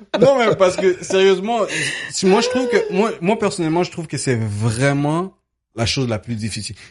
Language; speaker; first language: French; early bilingual, other home language; Lingala